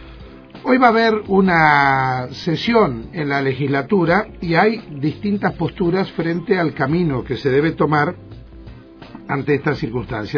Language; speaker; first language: Spanish; native; Spanish